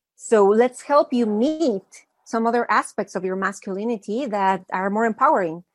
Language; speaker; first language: English; early bilingual, other home language; Spanish